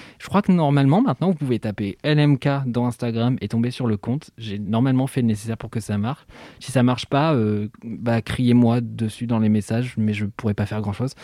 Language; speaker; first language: French; native; French